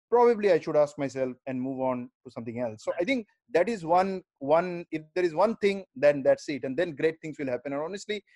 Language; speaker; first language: English; non-native, local second language; Bangla